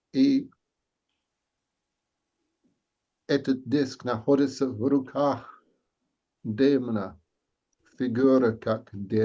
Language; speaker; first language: Russian; non-native, learner; English